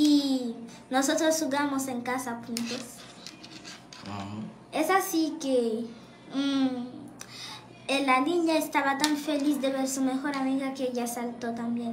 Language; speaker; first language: Spanish; non-native, learner; Haitian Creole